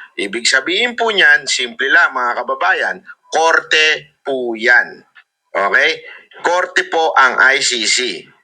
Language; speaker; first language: Filipino; native; Filipino